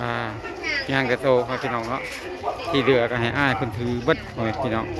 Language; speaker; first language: Thai; non-native, local second language; Lao